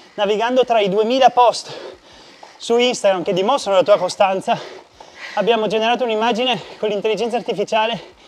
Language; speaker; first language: Italian; native; Italian